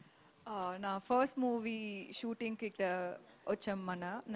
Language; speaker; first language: Telugu; non-native, local second language; Tamil